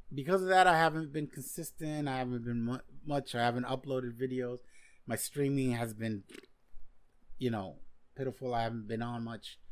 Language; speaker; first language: English; non-native, fluent; Spanish